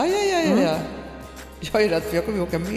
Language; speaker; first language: Swedish; native; Swedish